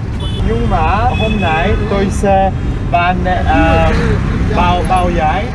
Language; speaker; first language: Vietnamese; non-native, learner; Czech